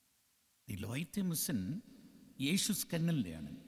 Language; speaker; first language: German; non-native, learner; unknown